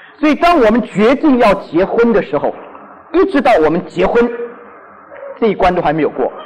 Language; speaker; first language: Chinese; non-native, local second language; Cantonese